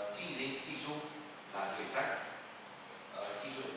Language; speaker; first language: Chinese; non-native, fluent; Vietnamese